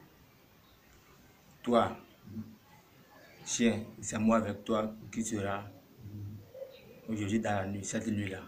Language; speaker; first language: French; non-native, local second language; Ewe